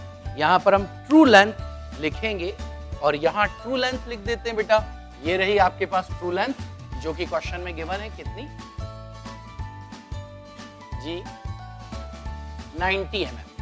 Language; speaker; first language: Hindi; native; Hindi